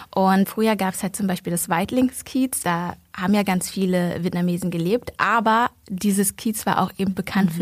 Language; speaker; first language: German; early bilingual, other home language; Vietnamese